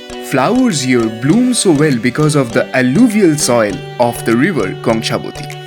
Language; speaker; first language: English; non-native, local second language; Bangla